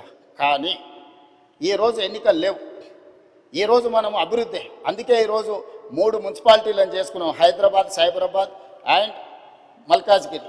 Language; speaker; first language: Telugu; native; Telugu